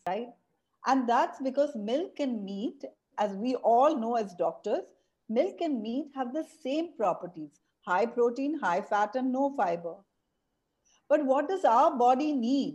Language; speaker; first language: English; non-native, local second language; Hindi